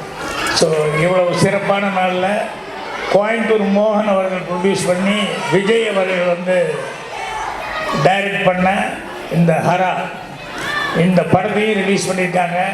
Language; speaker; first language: Tamil; native; Tamil